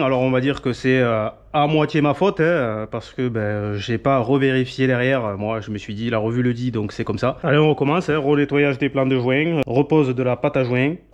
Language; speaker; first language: French; native; French